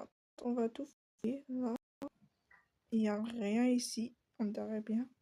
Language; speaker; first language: French; native; French